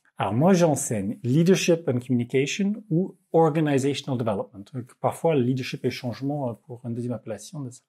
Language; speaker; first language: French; non-native, fluent; Dutch